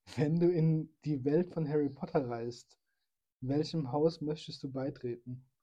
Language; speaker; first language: German; early bilingual, other home language; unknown